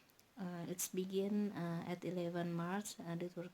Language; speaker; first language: English; non-native, learner; Indonesian